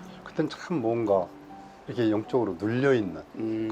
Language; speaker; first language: Korean; native; Korean